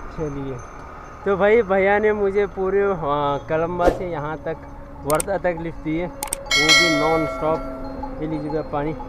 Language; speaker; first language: Hindi; non-native, local second language; Marathi